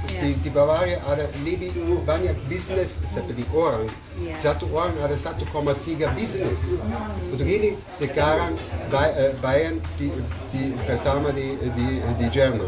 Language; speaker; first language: Indonesian; non-native, learner; German